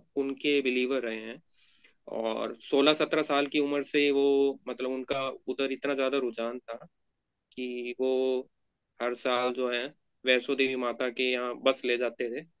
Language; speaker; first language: Hindi; native; Hindi